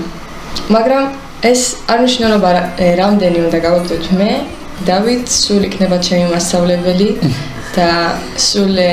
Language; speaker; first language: Georgian; early bilingual, heritage; Hebrew